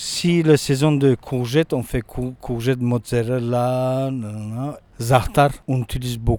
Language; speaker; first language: French; non-native, learner; Turkish